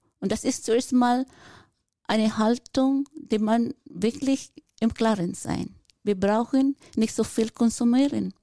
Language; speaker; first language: German; non-native, fluent; Filipino